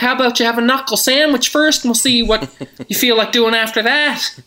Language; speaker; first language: English; native; English